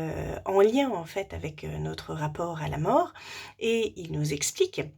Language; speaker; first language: French; native; French